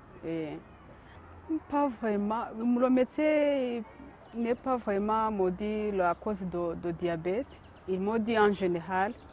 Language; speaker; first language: French; non-native, local second language; Kinyarwanda